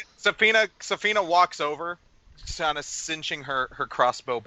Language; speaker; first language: English; native; English